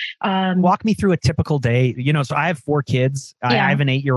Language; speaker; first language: English; native; English